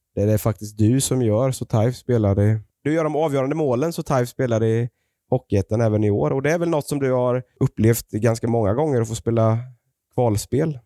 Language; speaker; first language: Swedish; native; Swedish